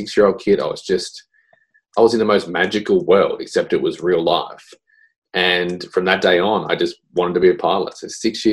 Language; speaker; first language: English; native; English